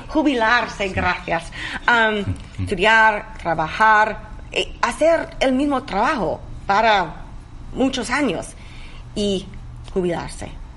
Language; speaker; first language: Spanish; non-native, learner; English